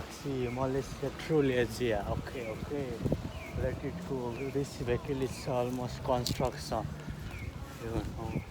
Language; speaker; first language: English; non-native, learner; Nepali